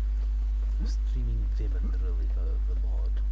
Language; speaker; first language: Welsh; non-native, learner; English